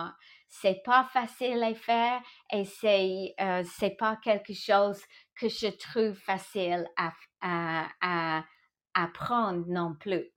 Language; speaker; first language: French; non-native, fluent; English